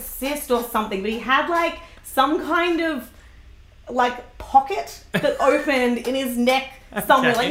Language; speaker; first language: English; native; English